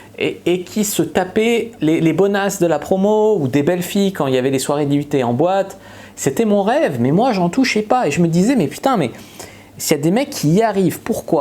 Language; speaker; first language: French; native; French